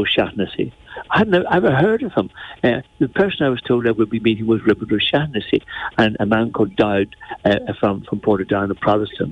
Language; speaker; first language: English; native; English